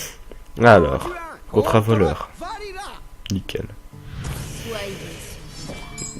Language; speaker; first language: French; native; French